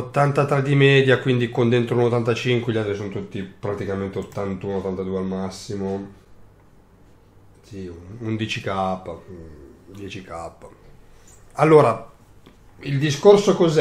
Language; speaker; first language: Italian; native; Italian